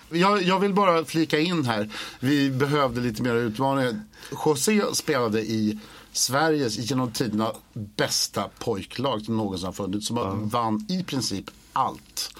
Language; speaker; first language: Swedish; native; Swedish